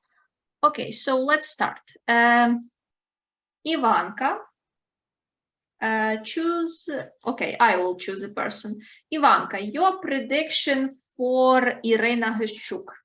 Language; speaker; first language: English; non-native, fluent; Ukrainian